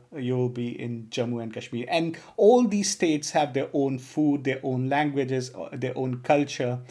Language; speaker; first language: English; non-native, local second language; Punjabi